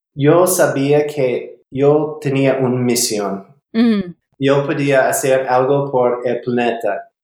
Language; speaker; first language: Spanish; non-native, learner; English